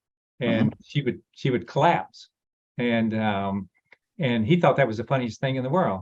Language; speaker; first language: English; native; English